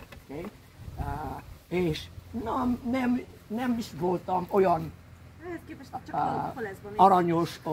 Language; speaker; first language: Hungarian; non-native, learner; Vietnamese